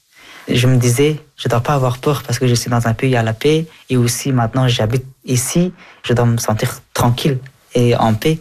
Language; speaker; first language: French; early bilingual, other home language; Persian